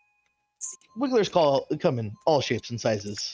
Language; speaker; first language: English; native; English